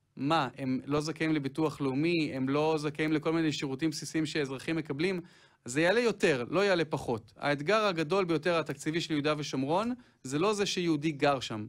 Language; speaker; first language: Hebrew; native; Hebrew